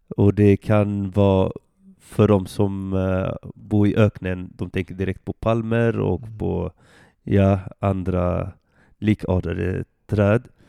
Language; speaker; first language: Swedish; early bilingual, other home language; Arabic